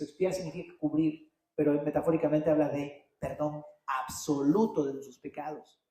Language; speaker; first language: Spanish; native; Spanish